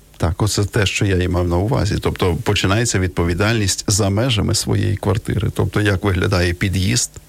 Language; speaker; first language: Ukrainian; native; Ukrainian